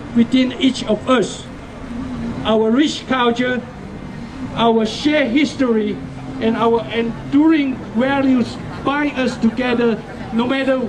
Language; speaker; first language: English; non-native, local second language; Chinese